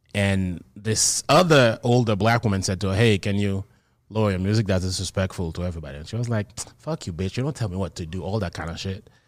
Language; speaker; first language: English; non-native, fluent; Haitian Creole